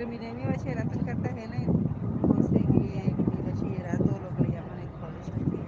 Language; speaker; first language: Spanish; native; Spanish